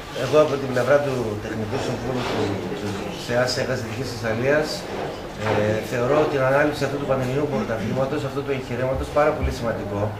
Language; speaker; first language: Greek; native; Greek